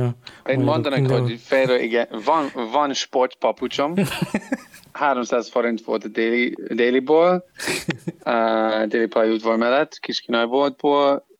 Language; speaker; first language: Hungarian; non-native, learner; English